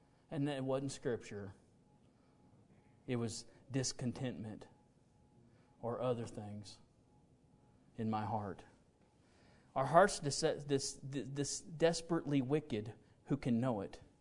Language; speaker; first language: English; native; English